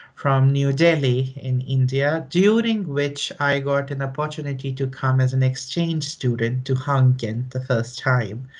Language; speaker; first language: English; non-native, local second language; Hindi